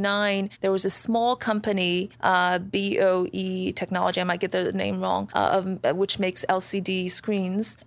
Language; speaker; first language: English; non-native, fluent; Chinese